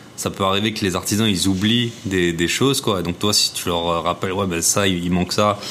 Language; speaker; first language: French; native; French